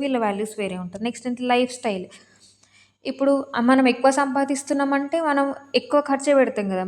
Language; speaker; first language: Telugu; native; Telugu